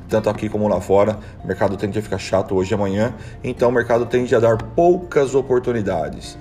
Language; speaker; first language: Portuguese; native; Portuguese